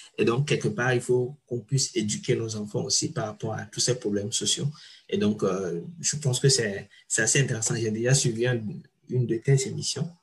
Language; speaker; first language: French; non-native, local second language; Ewe